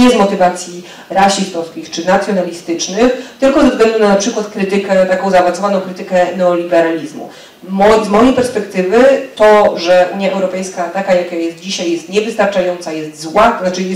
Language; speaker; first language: Polish; native; Polish